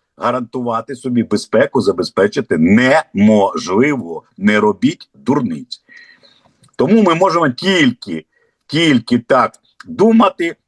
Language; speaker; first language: Ukrainian; non-native, local second language; Russian